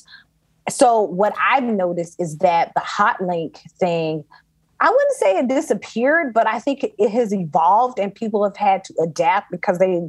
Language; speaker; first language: English; native; English